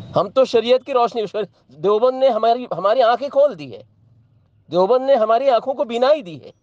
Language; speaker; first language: Hindi; non-native, local second language; Bangla